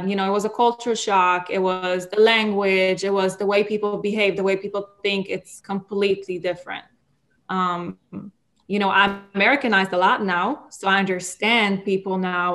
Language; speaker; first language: English; non-native, fluent; Hebrew